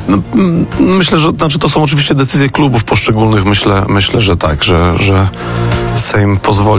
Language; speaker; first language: Polish; native; Polish